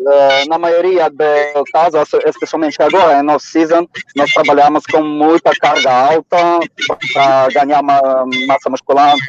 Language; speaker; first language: Portuguese; non-native, fluent; Russian